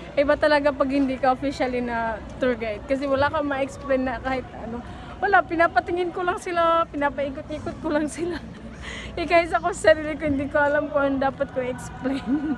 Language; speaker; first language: Filipino; non-native, local second language; Cebuano